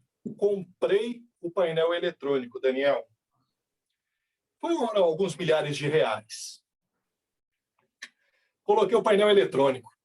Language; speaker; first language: Portuguese; native; Portuguese